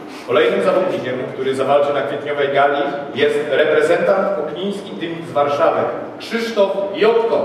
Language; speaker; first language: Polish; native; Polish